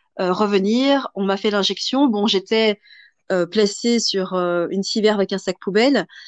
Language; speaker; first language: French; early bilingual, other home language; Vietnamese